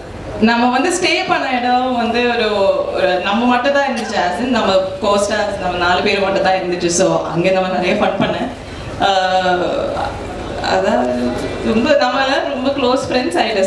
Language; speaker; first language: Tamil; non-native, local second language; Malayalam